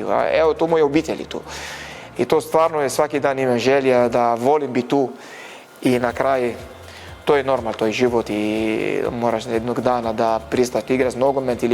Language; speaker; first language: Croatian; non-native, learner; Arabic